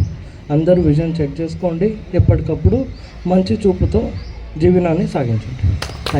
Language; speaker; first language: Telugu; native; Telugu